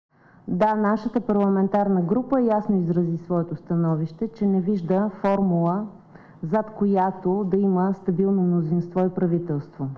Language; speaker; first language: Bulgarian; native; Bulgarian